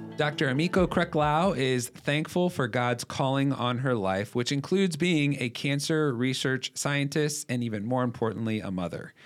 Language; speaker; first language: English; native; English